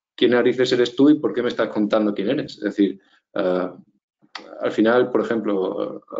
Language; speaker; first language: Spanish; native; Spanish